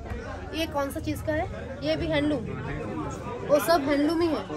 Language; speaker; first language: Hindi; non-native, local second language; Bangla